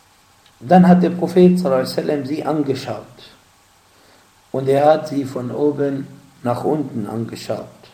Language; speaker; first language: German; non-native, fluent; Arabic